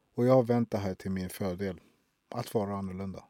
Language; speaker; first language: Swedish; early bilingual, other home language; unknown